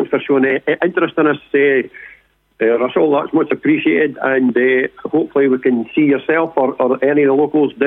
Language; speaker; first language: English; native; English